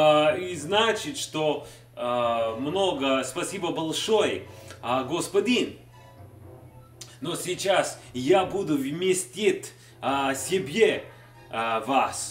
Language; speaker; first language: Russian; non-native, learner; English